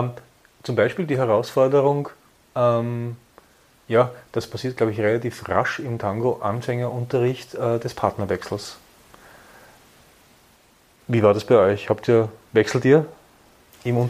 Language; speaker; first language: German; native; German